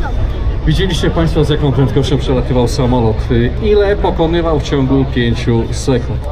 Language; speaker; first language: Polish; native; Polish